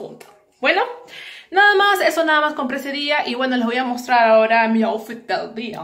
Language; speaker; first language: Spanish; native; Spanish